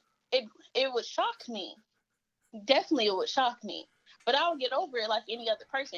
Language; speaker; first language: English; native; English